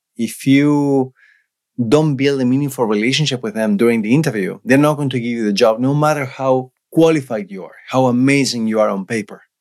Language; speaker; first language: English; non-native, fluent; Spanish